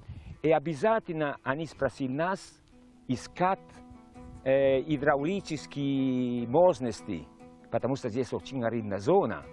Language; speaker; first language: Russian; non-native, learner; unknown